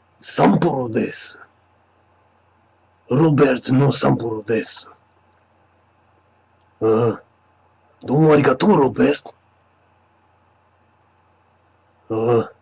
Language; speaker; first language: Japanese; non-native, learner; English